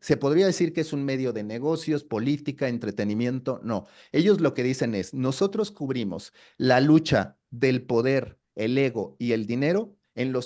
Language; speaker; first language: Spanish; native; Spanish